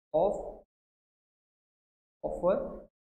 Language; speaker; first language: Hindi; native; Hindi